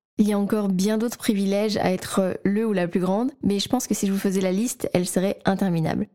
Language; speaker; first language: French; native; French